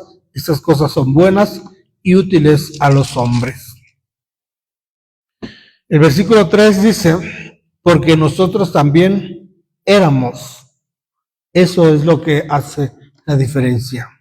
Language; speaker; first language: Spanish; native; Spanish